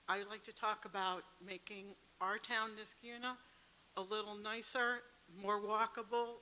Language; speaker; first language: English; native; English